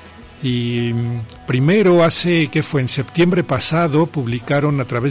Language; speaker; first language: Spanish; native; Spanish